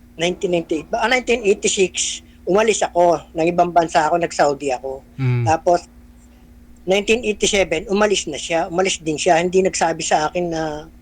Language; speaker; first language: Filipino; native; Filipino